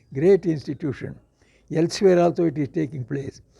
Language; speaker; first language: English; non-native, local second language; Kannada